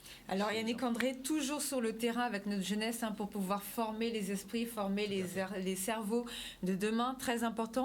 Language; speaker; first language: French; native; French